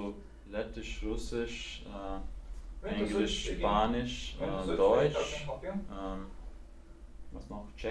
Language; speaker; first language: German; non-native, fluent; Latvian